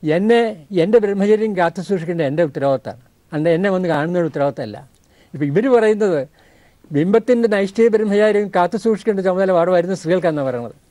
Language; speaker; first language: Malayalam; native; Malayalam